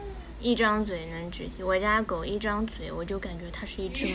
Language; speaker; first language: Chinese; native; Chinese